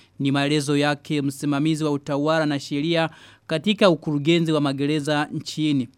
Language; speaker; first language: Swahili; non-native, local second language; Rundi